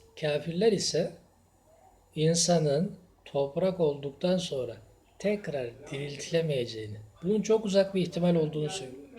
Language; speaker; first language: Turkish; native; Turkish